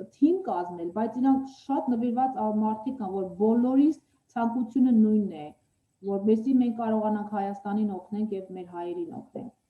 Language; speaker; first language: Armenian; native; Armenian